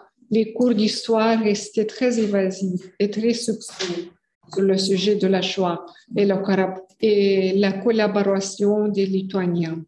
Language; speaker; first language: French; non-native, fluent; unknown